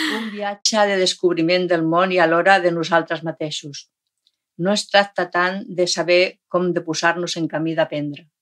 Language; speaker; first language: Catalan; non-native, local second language; Spanish